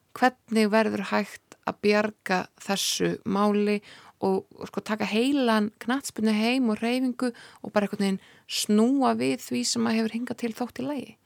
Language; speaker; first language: Icelandic; native; Icelandic